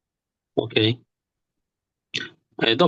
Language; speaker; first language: Ukrainian; non-native, learner; Spanish